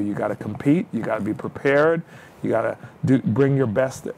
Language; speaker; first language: English; native; English